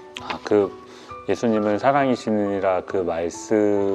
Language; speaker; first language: Korean; native; Korean